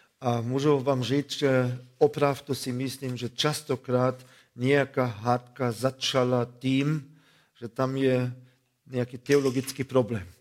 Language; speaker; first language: Czech; non-native, fluent; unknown